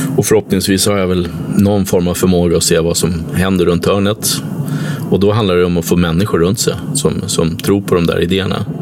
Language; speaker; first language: Swedish; native; Swedish